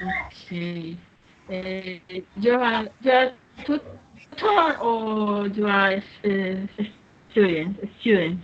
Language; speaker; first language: English; non-native, learner; Spanish